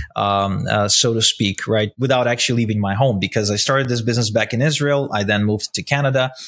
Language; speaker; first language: English; non-native, fluent; Russian